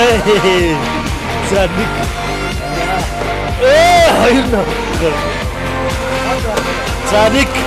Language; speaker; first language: Mongolian; native; Mongolian